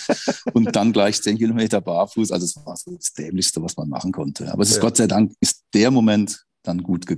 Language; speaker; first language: German; native; German